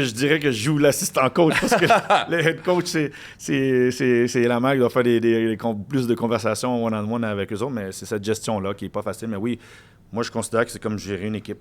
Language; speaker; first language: French; native; French